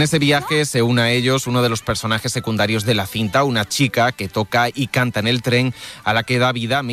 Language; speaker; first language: Spanish; native; Spanish